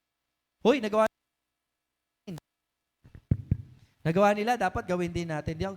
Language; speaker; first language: Filipino; native; Filipino